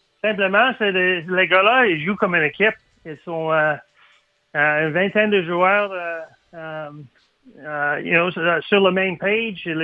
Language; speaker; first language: French; non-native, learner; English